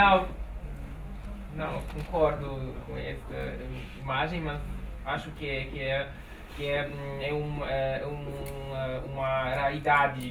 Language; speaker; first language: Portuguese; non-native, learner; Polish